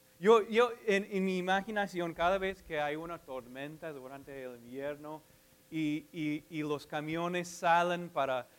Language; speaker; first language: Spanish; non-native, fluent; English